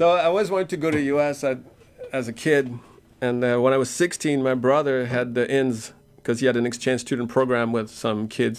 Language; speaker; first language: English; non-native, fluent; French